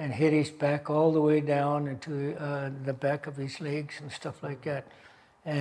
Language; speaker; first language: English; native; English